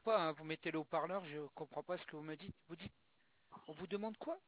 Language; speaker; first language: French; native; French